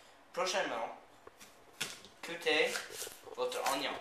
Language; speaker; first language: French; non-native, learner; English